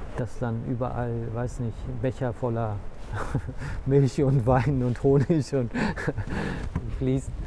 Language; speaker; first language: German; early bilingual, other home language; Turkish